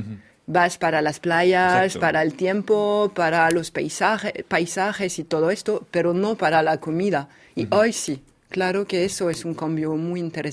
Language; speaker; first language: Spanish; non-native, fluent; French